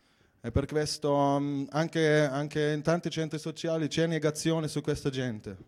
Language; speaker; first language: Italian; non-native, fluent; German